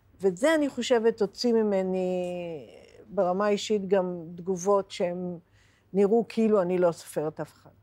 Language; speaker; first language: Hebrew; native; Hebrew